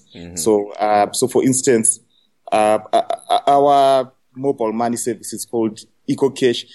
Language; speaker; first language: English; non-native, local second language; Shona